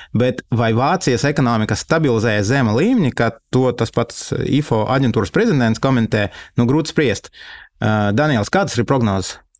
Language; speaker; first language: Latvian; non-native, local second language; Russian